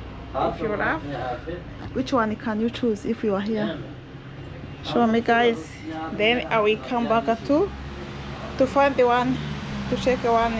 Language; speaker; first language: English; non-native, fluent; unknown